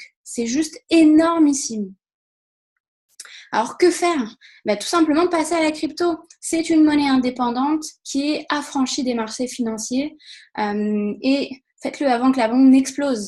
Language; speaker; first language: French; native; French